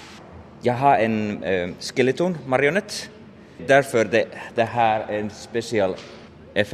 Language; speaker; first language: Swedish; non-native, learner; Finnish